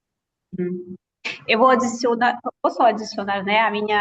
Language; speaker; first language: Portuguese; non-native, fluent; Russian